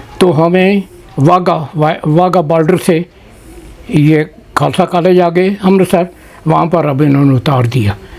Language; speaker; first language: Urdu; non-native, local second language; Punjabi